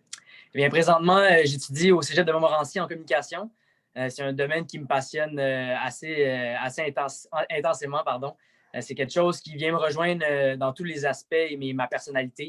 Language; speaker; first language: French; native; French